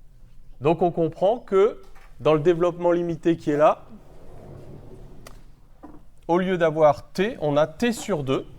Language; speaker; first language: French; native; French